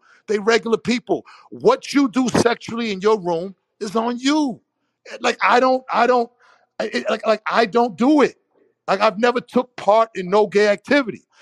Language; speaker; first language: English; native; English